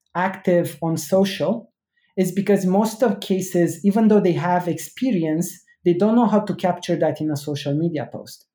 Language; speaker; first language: English; non-native, fluent; Romanian